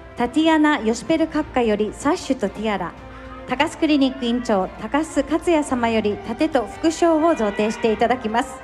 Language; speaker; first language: Japanese; native; Japanese